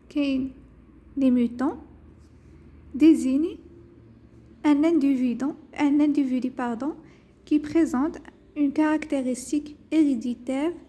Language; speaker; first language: French; non-native, local second language; Arabic